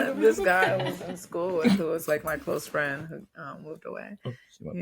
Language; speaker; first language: English; native; English